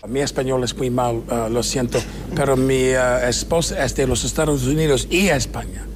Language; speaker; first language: Spanish; non-native, learner; English